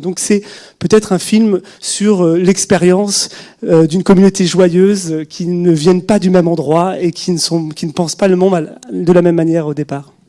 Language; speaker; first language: French; native; French